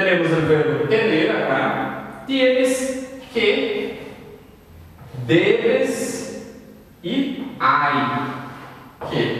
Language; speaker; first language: Spanish; non-native, fluent; Portuguese